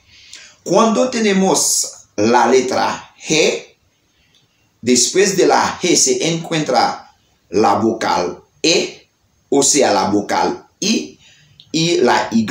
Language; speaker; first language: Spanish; non-native, learner; Haitian Creole